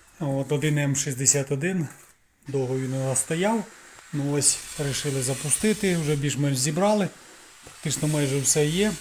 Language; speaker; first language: Ukrainian; native; Ukrainian